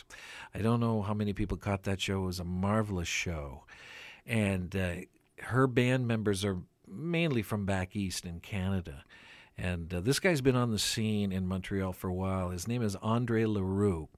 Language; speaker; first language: English; non-native, fluent; Ukrainian